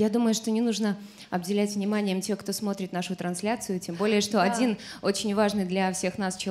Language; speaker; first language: Russian; native; Russian